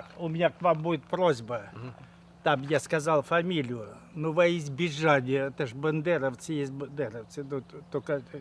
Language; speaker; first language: Russian; native; Russian